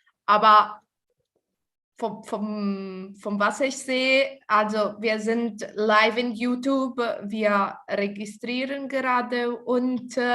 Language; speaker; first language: German; non-native, learner; Italian